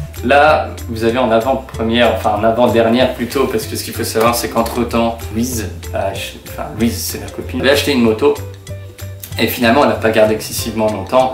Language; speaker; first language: French; native; French